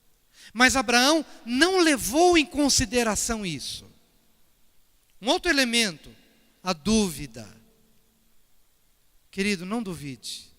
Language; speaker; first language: Portuguese; native; Portuguese